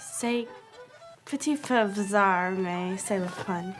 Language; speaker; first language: French; non-native, learner; English